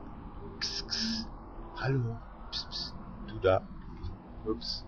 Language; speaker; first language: German; native; German